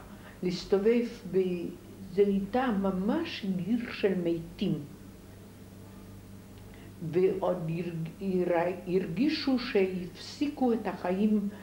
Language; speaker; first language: Hebrew; non-native, fluent; Polish